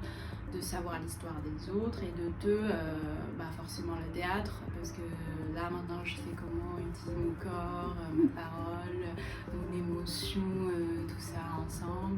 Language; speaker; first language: French; non-native, fluent; Chinese